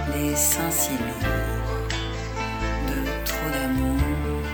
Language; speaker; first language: French; native; French